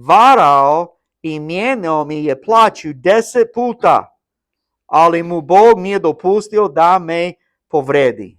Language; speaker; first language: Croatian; non-native, learner; English